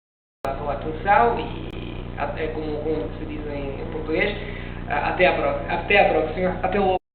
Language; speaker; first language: Portuguese; non-native, learner; Italian